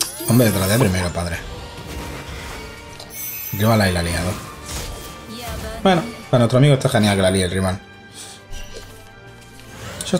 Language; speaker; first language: Spanish; native; Spanish